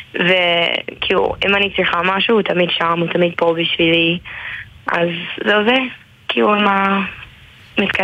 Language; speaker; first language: Hebrew; non-native, learner; English